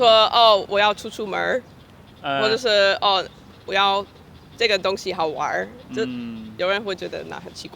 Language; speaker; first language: Chinese; non-native, fluent; English